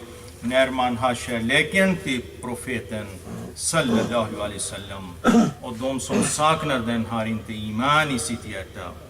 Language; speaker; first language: Swedish; non-native, fluent; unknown